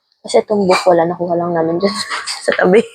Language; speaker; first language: Filipino; native; Filipino